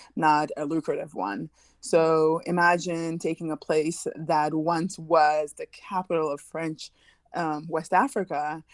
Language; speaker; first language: English; early bilingual, other home language; French